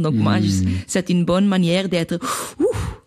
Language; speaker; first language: French; non-native, learner; Dutch